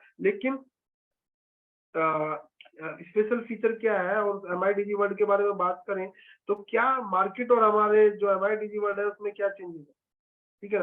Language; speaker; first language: Hindi; native; Hindi